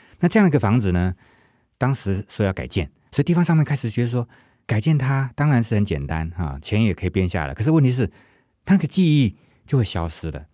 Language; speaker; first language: Chinese; non-native, local second language; Hakka Chinese